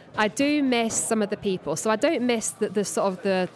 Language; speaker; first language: English; native; English